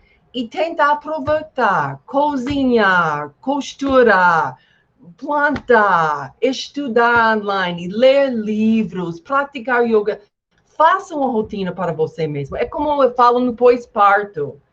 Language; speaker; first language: Portuguese; non-native, fluent; English